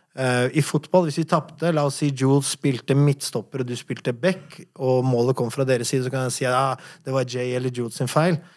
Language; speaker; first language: Norwegian; native; Norwegian